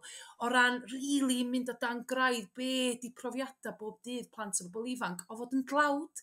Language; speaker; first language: Welsh; native; Welsh